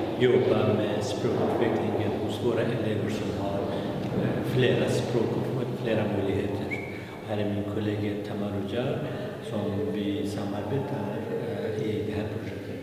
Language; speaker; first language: Swedish; non-native, fluent; Kurdish